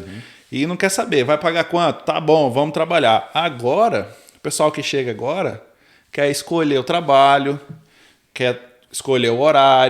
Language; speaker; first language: Portuguese; native; Portuguese